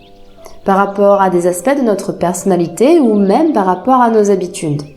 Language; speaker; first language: French; native; French